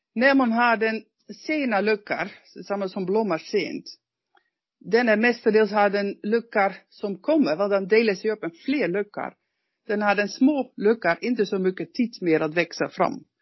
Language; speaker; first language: Swedish; non-native, learner; Dutch